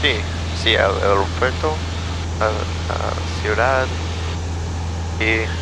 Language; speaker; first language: Spanish; non-native, learner; English